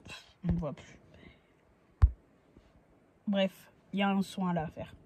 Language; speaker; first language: French; native; French